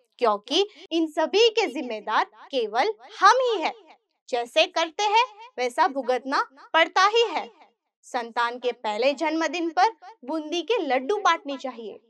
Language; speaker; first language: Hindi; non-native, local second language; Gujarati